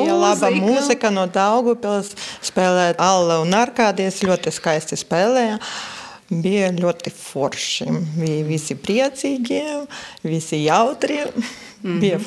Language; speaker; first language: Latvian; non-native, local second language; Russian